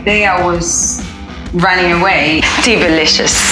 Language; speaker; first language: English; non-native, fluent; Spanish